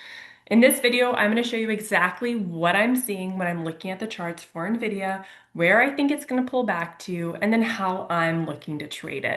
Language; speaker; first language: English; native; English